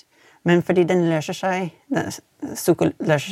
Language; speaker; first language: Swedish; non-native, fluent; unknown